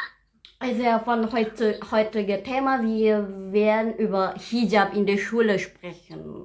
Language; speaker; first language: German; non-native, learner; Indonesian